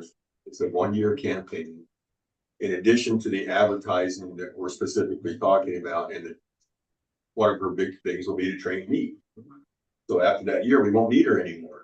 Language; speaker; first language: English; native; English